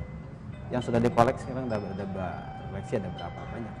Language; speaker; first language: Indonesian; native; Indonesian